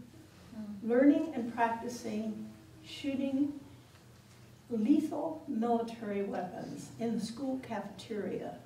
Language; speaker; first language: English; native; English